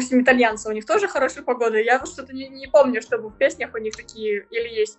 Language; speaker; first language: Russian; native; Russian